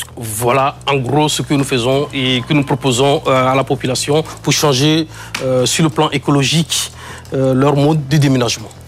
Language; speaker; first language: French; non-native, local second language; Ewe